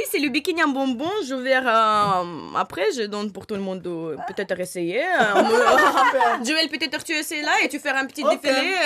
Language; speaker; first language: French; non-native, learner; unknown